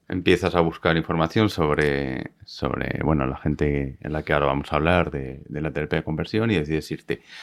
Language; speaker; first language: Spanish; native; Spanish